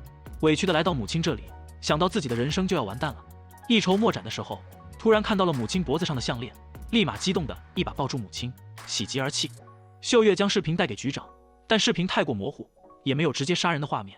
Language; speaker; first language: Chinese; native; Chinese